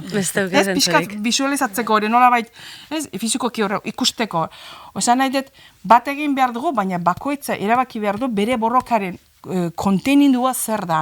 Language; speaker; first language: Basque; non-native, fluent; Azerbaijani